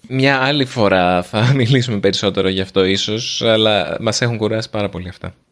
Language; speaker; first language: Greek; native; Greek